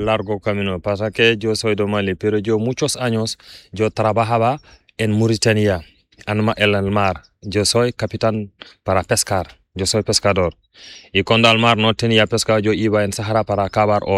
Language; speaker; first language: Spanish; non-native, learner; Fula